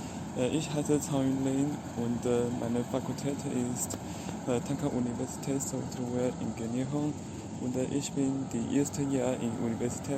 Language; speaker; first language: German; non-native, learner; Chinese